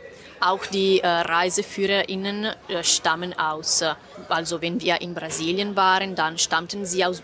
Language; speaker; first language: German; non-native, fluent; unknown